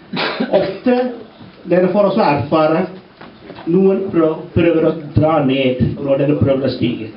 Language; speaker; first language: Norwegian; non-native, fluent; Tamil